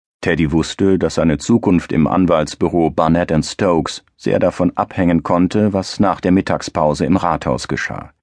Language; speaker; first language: German; native; German